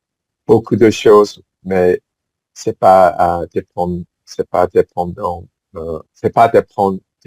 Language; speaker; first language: French; non-native, fluent; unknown